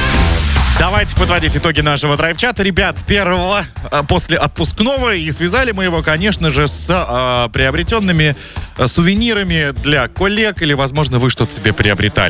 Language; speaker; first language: Russian; native; Russian